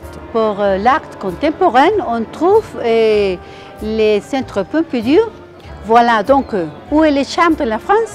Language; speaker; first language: French; non-native, fluent; Spanish